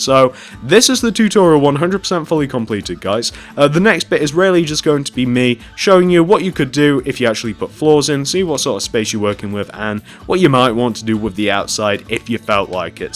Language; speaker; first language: English; native; English